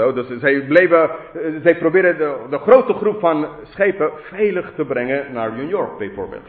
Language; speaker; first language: Dutch; non-native, fluent; English